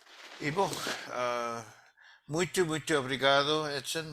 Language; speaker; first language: Portuguese; non-native, fluent; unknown